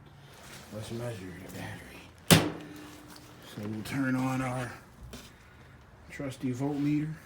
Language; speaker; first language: English; native; English